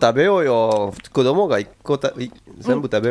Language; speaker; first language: Japanese; non-native, fluent; French